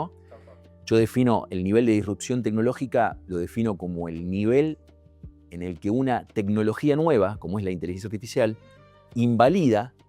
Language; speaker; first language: Spanish; native; Spanish